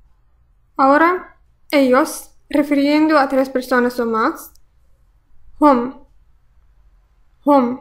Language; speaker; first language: Spanish; non-native, fluent; Arabic